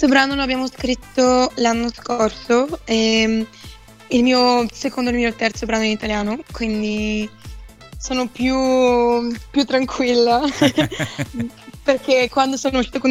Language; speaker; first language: Italian; non-native, fluent; Bulgarian